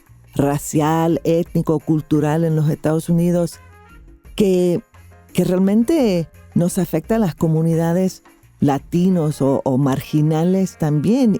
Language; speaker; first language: Spanish; non-native, fluent; English